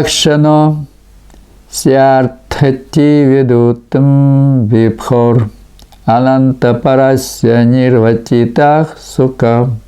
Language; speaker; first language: Russian; native; Russian